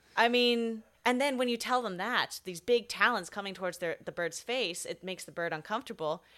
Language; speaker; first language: English; native; English